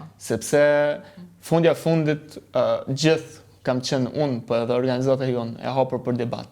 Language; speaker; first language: Albanian; early bilingual, heritage; Albanian